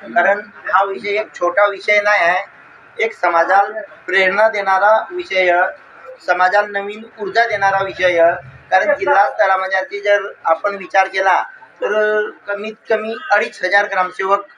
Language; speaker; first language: Marathi; non-native, local second language; Bhili